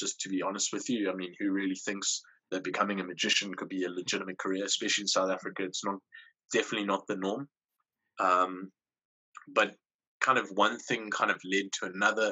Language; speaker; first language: English; native; English